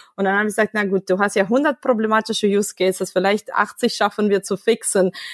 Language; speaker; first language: German; non-native, fluent; Russian